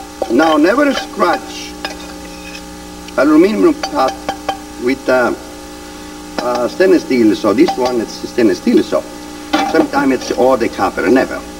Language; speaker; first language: English; non-native, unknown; Italian